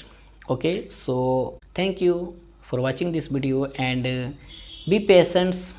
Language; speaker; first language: English; non-native, learner; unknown